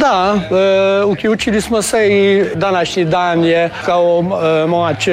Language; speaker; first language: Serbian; early bilingual, heritage; Croatian